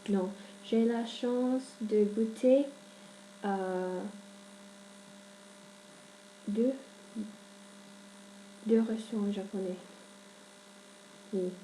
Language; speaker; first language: French; non-native, learner; English